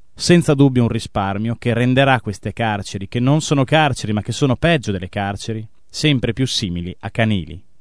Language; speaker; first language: Italian; native; Italian